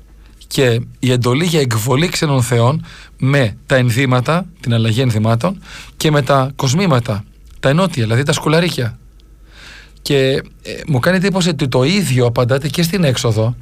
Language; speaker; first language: Greek; native; Greek